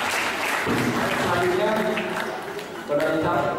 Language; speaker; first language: Indonesian; native; Indonesian